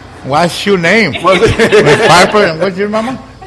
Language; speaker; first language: English; early bilingual, other home language; Spanish